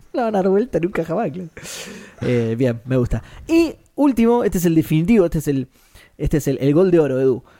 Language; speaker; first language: Spanish; native; Spanish